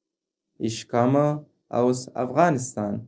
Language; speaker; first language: German; non-native, fluent; Pashto